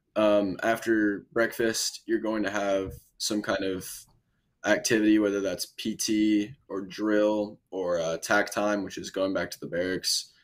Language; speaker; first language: English; native; English